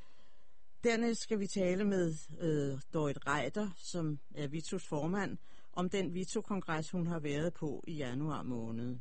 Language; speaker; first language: Danish; native; Danish